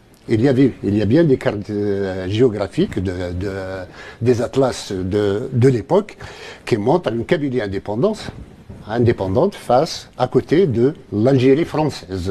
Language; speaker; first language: French; non-native, local second language; Kabyle